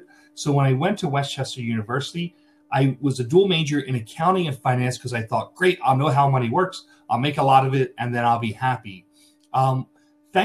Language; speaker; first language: English; native; English